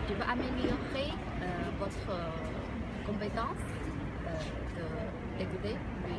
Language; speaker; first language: French; non-native, learner; Chinese